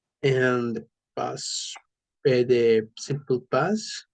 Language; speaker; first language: English; non-native, learner; Spanish